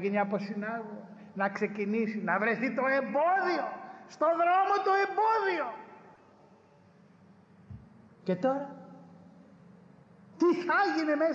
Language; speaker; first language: Greek; native; Greek